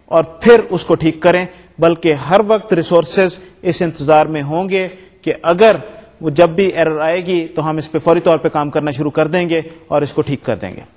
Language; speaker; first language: Urdu; native; Urdu